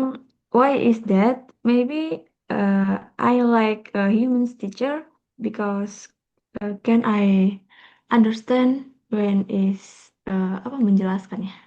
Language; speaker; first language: English; non-native, learner; Indonesian